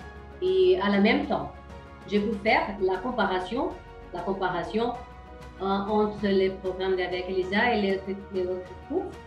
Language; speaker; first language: French; non-native, learner; Portuguese